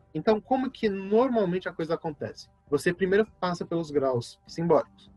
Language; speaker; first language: Portuguese; native; Portuguese